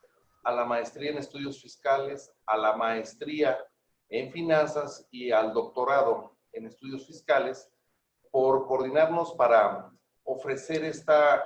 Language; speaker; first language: Spanish; native; Spanish